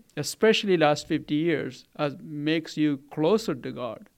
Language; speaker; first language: English; non-native, local second language; Malayalam